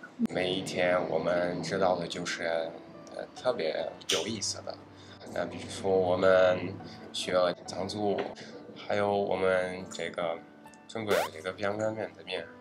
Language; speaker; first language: Chinese; non-native, learner; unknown